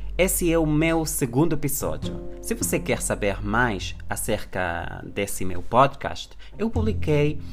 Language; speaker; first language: Portuguese; non-native, fluent; Spanish